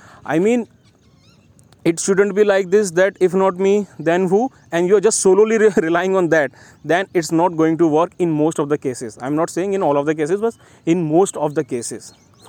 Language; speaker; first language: English; non-native, local second language; Hindi